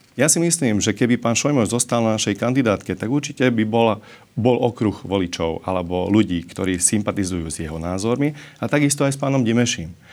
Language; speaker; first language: Slovak; non-native, local second language; Hungarian